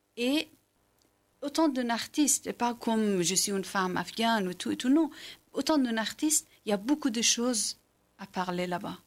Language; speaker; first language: French; non-native, learner; Persian